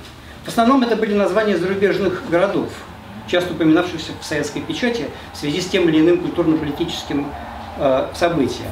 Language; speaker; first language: Russian; native; Russian